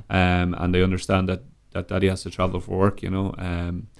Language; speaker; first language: English; native; English